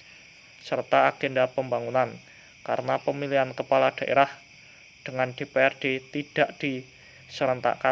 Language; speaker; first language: Indonesian; native; Indonesian